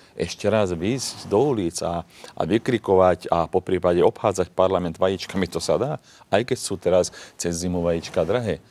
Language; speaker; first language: Slovak; non-native, local second language; Hungarian